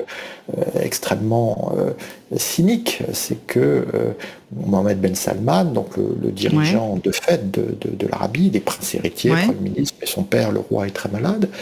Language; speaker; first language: French; native; French